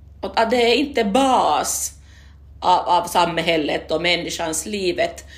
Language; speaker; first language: Swedish; non-native, local second language; Finnish